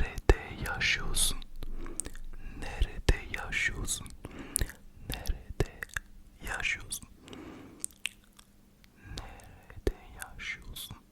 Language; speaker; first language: Turkish; early bilingual, heritage; Turkish